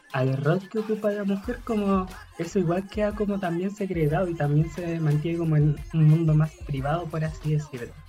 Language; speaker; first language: Spanish; native; Spanish